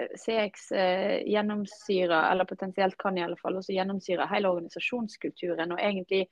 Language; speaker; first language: Norwegian; native; Norwegian